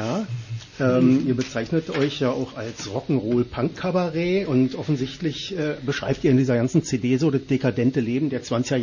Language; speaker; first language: German; native; German